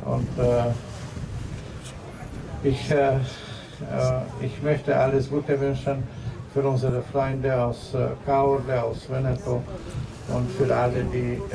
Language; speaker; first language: German; non-native, fluent; Hungarian